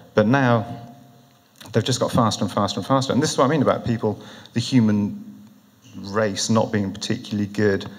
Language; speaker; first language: English; native; English